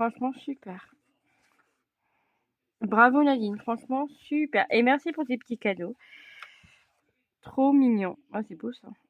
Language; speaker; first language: French; native; French